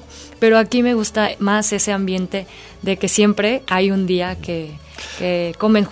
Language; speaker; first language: Spanish; non-native, fluent; Korean